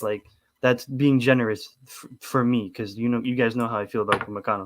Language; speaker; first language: English; native; English